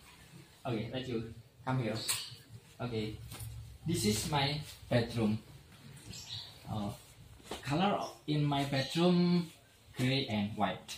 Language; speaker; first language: English; non-native, learner; Indonesian